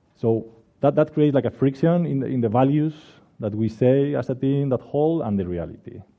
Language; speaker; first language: English; non-native, fluent; Spanish